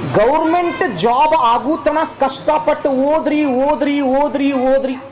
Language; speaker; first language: Kannada; native; Kannada